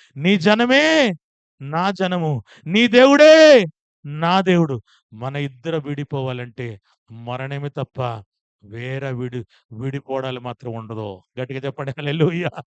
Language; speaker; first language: Telugu; non-native, fluent; Odia